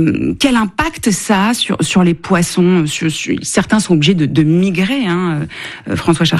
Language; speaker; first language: French; native; French